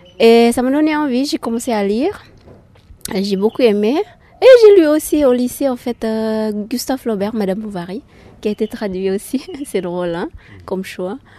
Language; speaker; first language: French; non-native, fluent; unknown